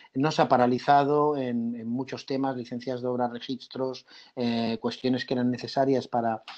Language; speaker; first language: Spanish; native; Spanish